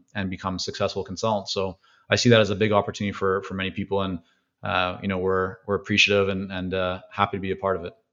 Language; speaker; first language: English; native; English